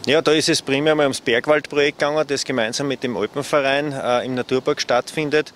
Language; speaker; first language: German; native; German